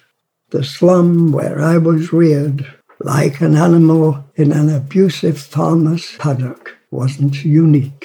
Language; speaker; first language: English; native; English